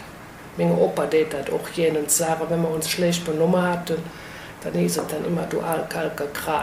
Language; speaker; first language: German; native; German